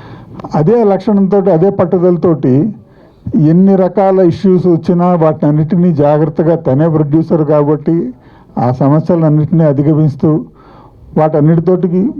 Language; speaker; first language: Telugu; native; Telugu